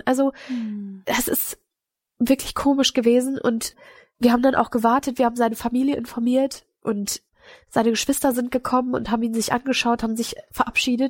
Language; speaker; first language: German; native; German